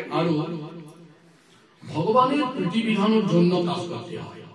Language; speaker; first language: Bangla; non-native, learner; Assamese